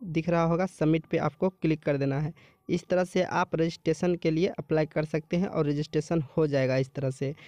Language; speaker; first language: Hindi; native; Hindi